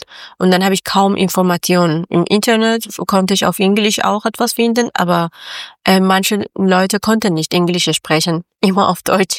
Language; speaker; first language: German; non-native, learner; Persian